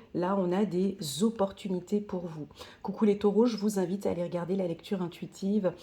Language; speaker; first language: French; native; French